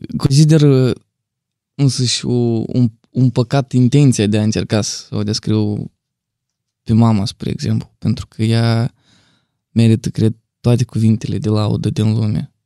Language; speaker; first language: Romanian; native; Romanian